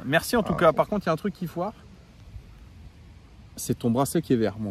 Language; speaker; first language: French; native; French